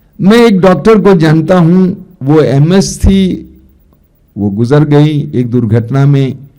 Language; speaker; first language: Hindi; non-native, local second language; Malayalam